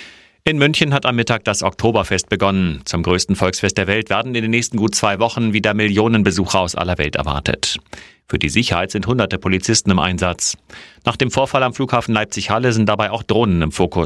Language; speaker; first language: German; native; German